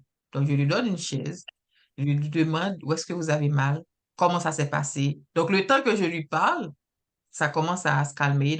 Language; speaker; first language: French; native; French